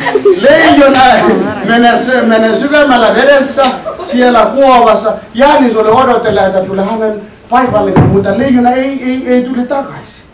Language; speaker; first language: Finnish; non-native, learner; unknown